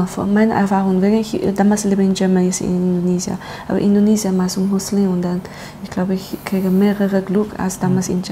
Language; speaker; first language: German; non-native, learner; Chinese